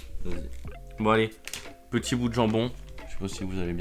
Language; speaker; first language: French; native; French